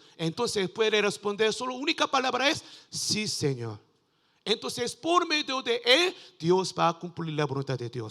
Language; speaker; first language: Spanish; non-native, learner; Korean